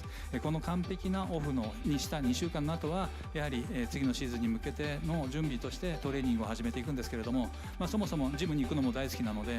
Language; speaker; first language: Japanese; native; Japanese